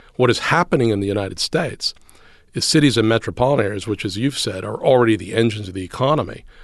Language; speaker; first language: English; native; English